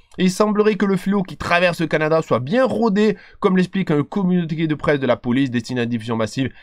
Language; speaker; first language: French; native; French